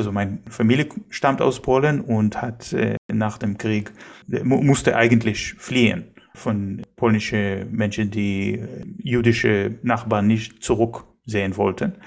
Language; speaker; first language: German; non-native, fluent; Hebrew